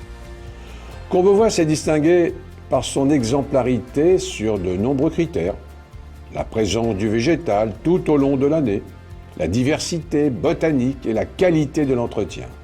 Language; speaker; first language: French; native; French